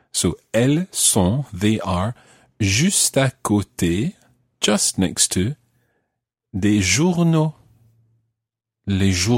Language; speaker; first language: French; non-native, fluent; English